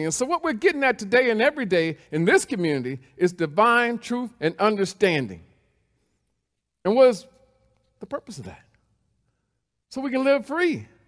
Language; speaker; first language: English; native; English